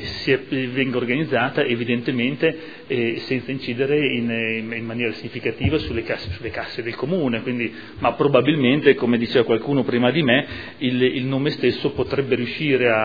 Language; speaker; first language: Italian; native; Italian